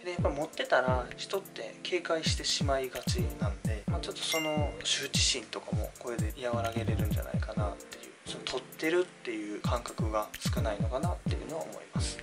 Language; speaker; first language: Japanese; native; Japanese